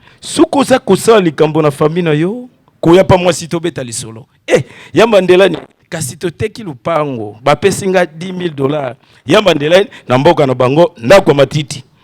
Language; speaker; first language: Lingala; non-native, local second language; Kongo